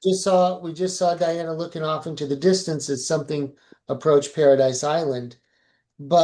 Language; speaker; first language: English; native; English